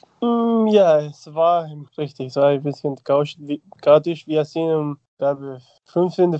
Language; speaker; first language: German; non-native, fluent; Spanish